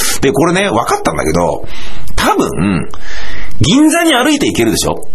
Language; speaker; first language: Japanese; native; Japanese